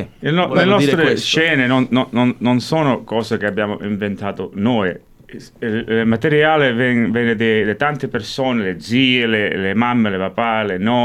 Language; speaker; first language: Italian; early bilingual, heritage; English